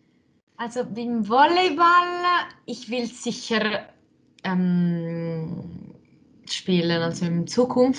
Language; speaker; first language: German; non-native, local second language; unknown